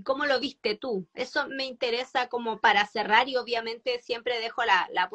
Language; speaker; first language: Spanish; native; Spanish